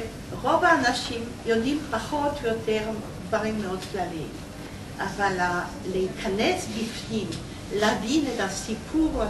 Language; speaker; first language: Hebrew; non-native, fluent; Polish